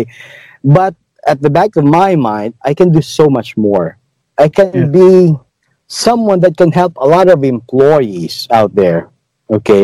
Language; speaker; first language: English; non-native, local second language; Hiligaynon